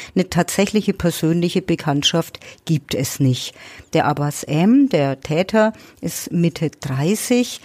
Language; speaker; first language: German; native; German